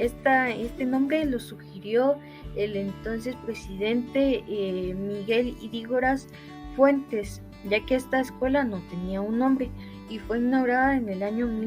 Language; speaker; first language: Spanish; native; Spanish